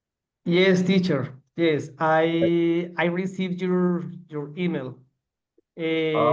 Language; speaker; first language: English; non-native, learner; Spanish